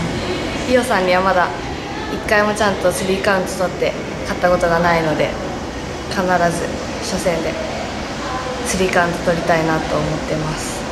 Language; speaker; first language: Japanese; native; Japanese